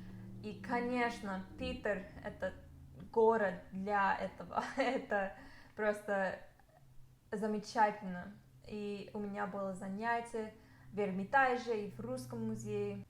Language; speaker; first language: Russian; non-native, fluent; English